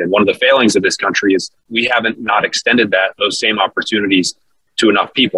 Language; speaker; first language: English; native; English